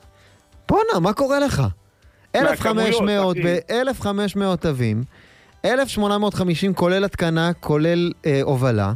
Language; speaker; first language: Hebrew; native; Hebrew